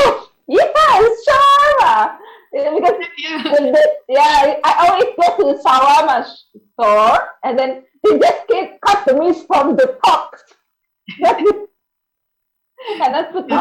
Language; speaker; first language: English; non-native, learner; Indonesian